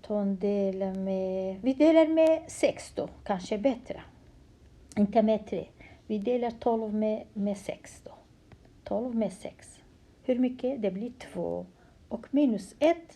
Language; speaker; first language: Swedish; non-native, fluent; Central Kurdish